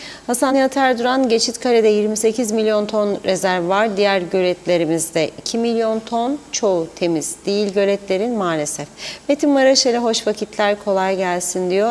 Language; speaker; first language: Turkish; native; Turkish